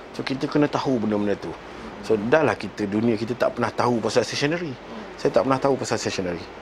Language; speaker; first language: Malay; native; Malay